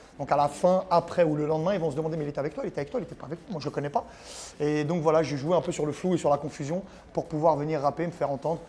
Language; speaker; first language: French; native; French